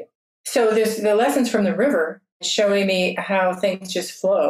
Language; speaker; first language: English; native; English